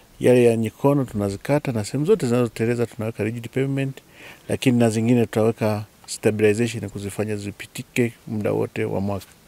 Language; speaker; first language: Swahili; native; Swahili